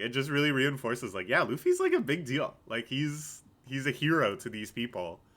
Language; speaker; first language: English; native; English